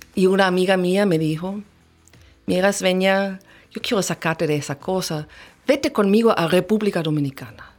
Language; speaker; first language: Spanish; non-native, fluent; German